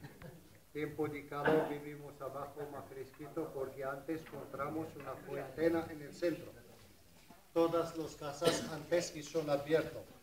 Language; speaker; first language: Spanish; non-native, learner; Arabic